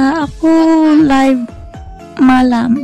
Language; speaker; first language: Indonesian; non-native, learner; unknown